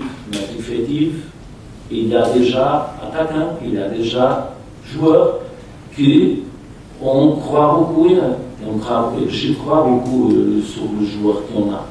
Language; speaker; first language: French; non-native, fluent; Portuguese